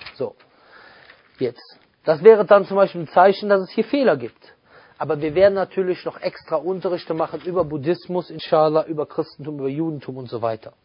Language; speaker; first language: German; native; German